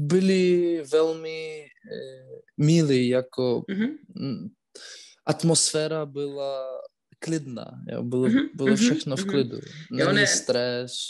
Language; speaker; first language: Czech; non-native, learner; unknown